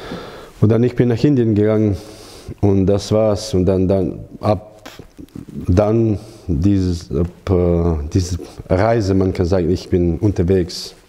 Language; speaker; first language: German; non-native, learner; Croatian